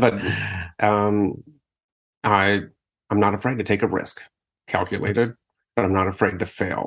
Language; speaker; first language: English; native; English